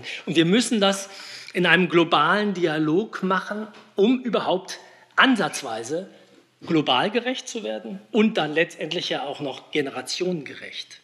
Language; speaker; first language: German; native; German